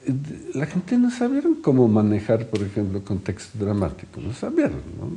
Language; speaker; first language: Spanish; non-native, fluent; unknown